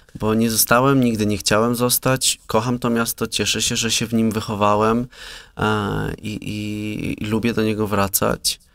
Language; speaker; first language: Polish; native; Polish